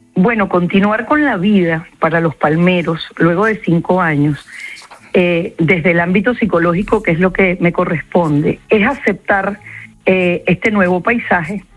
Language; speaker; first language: Spanish; native; Spanish